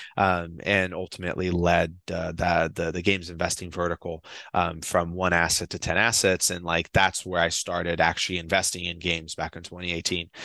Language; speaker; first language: English; non-native, fluent; Portuguese